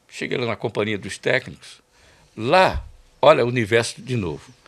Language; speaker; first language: Portuguese; native; Portuguese